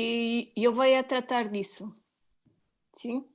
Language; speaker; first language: Spanish; non-native, learner; Portuguese